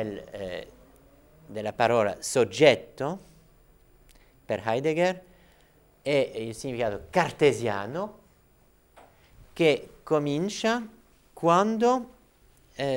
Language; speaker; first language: Italian; non-native, fluent; French